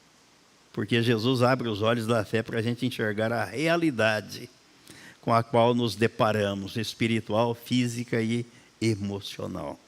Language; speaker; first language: Portuguese; native; Portuguese